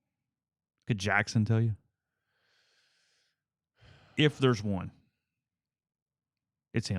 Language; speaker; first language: English; native; English